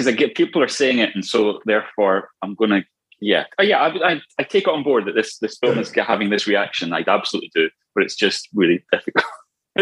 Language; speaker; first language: English; native; English